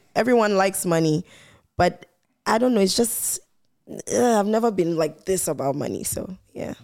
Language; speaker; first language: English; non-native, local second language; Ewe